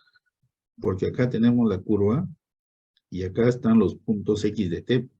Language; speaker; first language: Spanish; native; Spanish